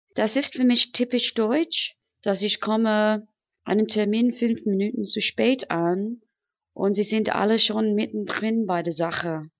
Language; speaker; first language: German; non-native, fluent; English